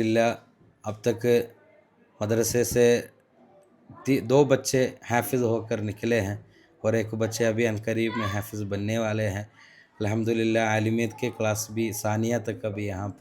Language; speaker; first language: Hindi; non-native, local second language; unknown